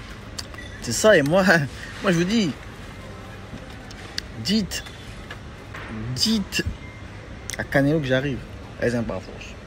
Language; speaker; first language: French; native; French